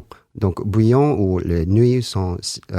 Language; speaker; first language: French; non-native, learner; Japanese